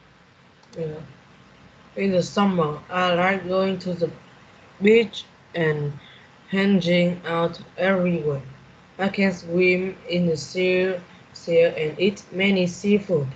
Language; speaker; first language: English; non-native, learner; Vietnamese